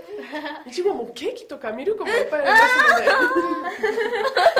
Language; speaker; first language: Japanese; non-native, learner; French